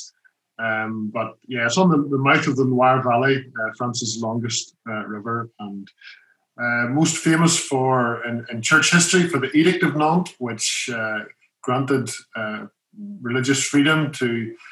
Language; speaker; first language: English; native; English